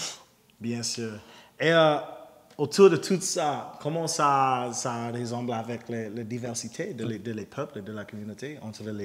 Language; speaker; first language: French; non-native, local second language; English